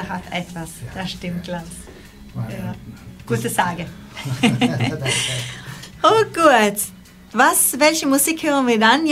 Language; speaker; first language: German; non-native, local second language; Italian